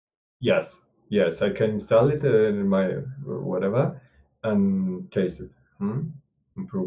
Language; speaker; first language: English; non-native, learner; Spanish